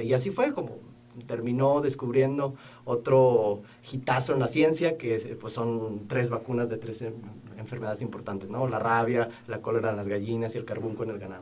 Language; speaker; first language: Spanish; native; Spanish